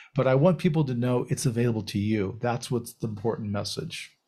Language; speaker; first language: English; native; English